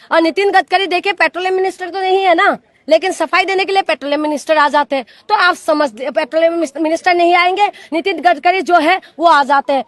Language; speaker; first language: Hindi; non-native, local second language; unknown